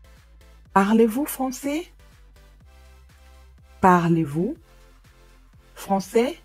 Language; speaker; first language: French; non-native, fluent; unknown